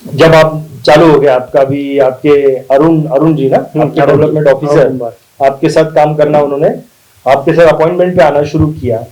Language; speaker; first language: Hindi; non-native, local second language; Marathi